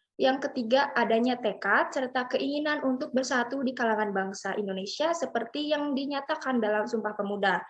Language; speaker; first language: Indonesian; native; Indonesian